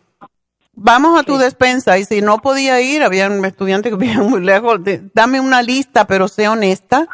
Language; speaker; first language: Spanish; native; Spanish